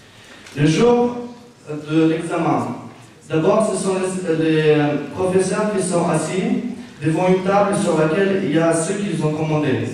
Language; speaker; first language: French; non-native, fluent; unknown